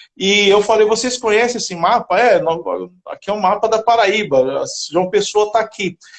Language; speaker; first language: Portuguese; native; Portuguese